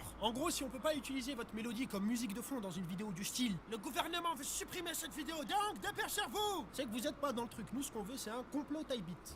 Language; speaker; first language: French; native; French